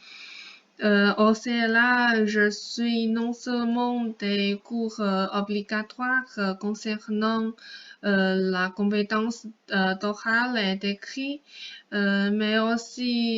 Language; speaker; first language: French; non-native, fluent; Chinese